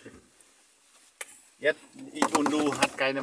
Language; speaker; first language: German; non-native, learner; Vietnamese